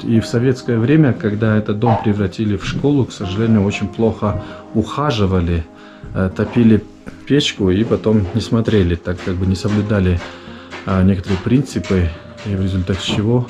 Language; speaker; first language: Russian; non-native, local second language; Tajik